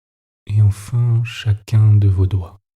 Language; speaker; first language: French; native; French